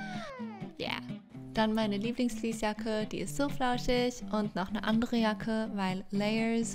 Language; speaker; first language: German; non-native, fluent; English